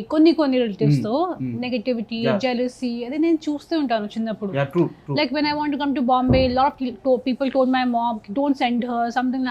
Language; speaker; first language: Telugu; non-native, local second language; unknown